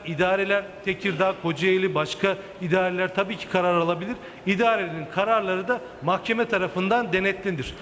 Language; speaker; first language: Turkish; native; Turkish